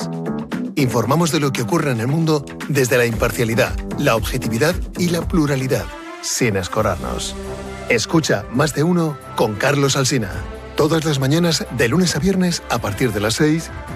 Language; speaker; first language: Spanish; native; Spanish